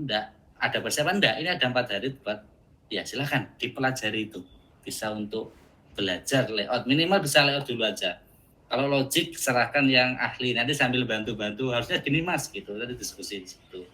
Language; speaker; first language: Indonesian; native; Indonesian